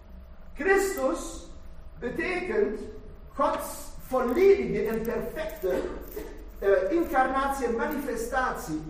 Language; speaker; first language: Dutch; non-native, fluent; German